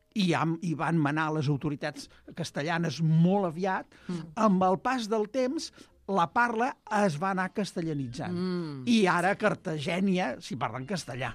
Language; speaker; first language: Catalan; native; Catalan